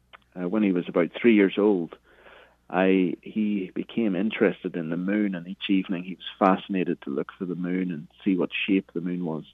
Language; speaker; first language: English; native; English